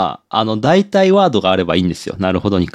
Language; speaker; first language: Japanese; native; Japanese